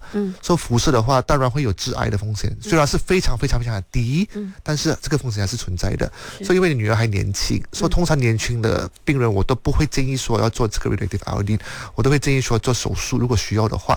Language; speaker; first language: Chinese; native; Chinese